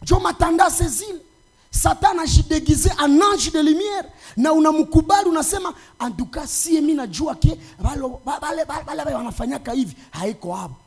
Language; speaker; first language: French; non-native, local second language; Swahili